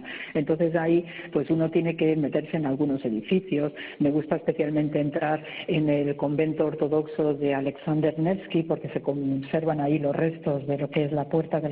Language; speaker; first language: Spanish; native; Spanish